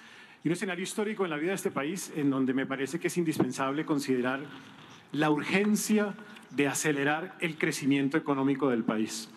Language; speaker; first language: Spanish; native; Spanish